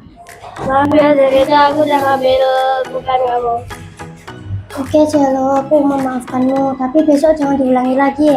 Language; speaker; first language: Indonesian; native; Indonesian